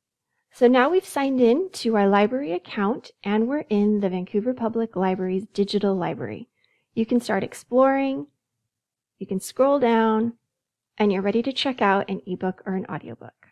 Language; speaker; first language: English; native; English